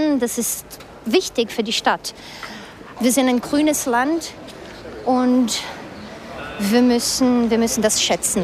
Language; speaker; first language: German; non-native, fluent; Portuguese